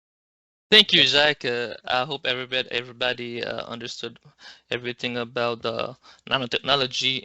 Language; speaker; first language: English; non-native, local second language; French